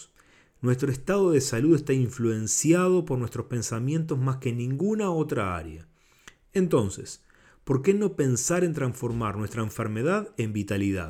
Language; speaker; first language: Spanish; native; Spanish